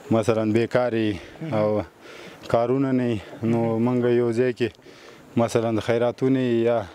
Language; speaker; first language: Pashto; non-native, local second language; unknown